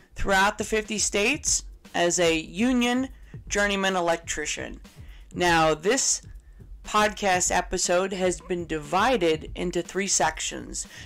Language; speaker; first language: English; native; English